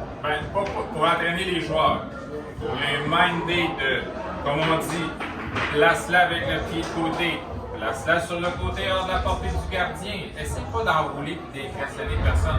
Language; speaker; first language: French; native; French